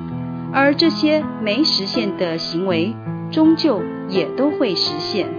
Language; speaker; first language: Chinese; native; Chinese